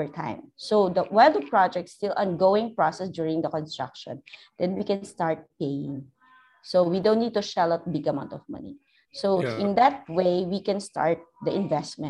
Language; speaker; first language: English; non-native, local second language; Filipino